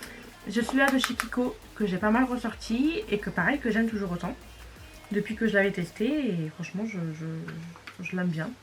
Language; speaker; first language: French; native; French